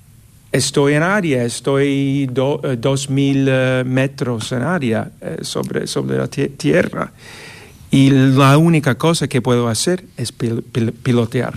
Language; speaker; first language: Spanish; non-native, fluent; English